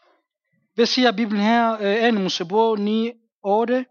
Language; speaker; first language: Danish; non-native, fluent; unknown